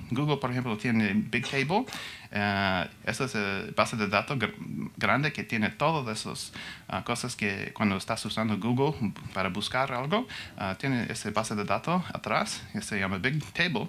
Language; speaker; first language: Spanish; non-native, learner; English